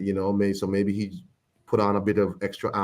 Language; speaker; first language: English; native; English